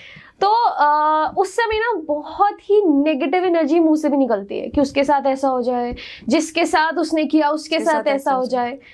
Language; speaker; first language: Hindi; native; Hindi